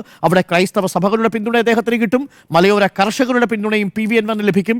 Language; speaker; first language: Malayalam; native; Malayalam